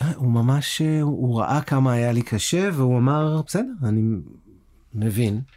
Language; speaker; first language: Hebrew; native; Hebrew